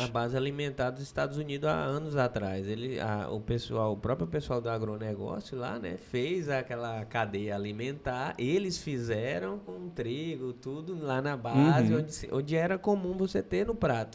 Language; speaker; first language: Portuguese; native; Portuguese